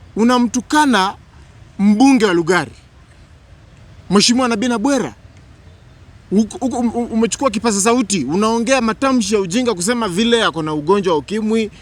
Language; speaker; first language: Swahili; non-native, local second language; Luyia